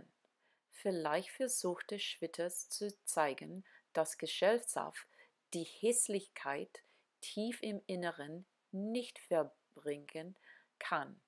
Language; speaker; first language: German; non-native, learner; English